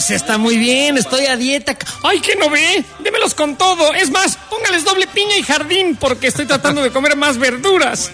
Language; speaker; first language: Spanish; native; Spanish